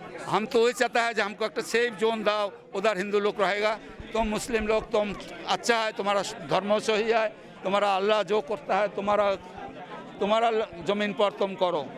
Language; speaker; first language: Hindi; non-native, learner; Bangla